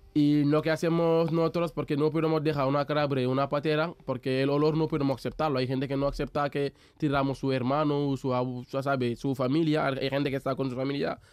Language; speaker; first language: Spanish; non-native, learner; Wolof